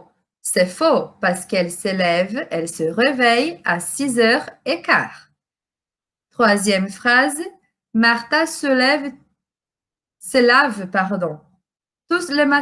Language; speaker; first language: French; non-native, fluent; Portuguese